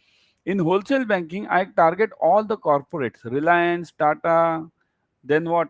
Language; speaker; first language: English; non-native, local second language; Hindi